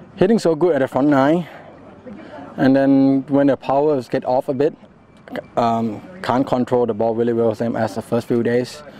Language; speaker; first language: English; non-native, learner; Thai